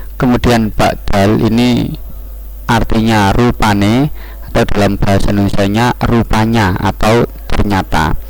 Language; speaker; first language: Indonesian; non-native, local second language; Javanese